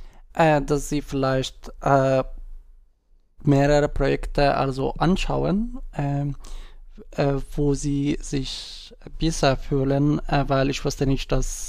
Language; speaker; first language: German; non-native, learner; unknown